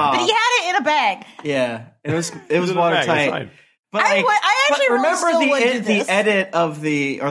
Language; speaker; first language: English; native; English